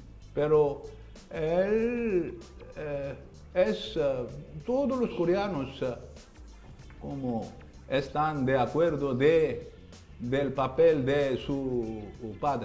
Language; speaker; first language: Spanish; non-native, learner; Korean